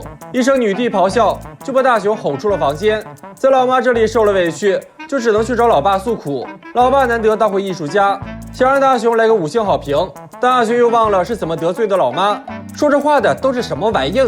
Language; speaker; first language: Chinese; native; Chinese